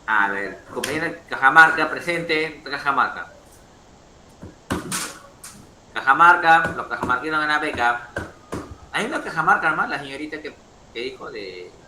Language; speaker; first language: Spanish; native; Spanish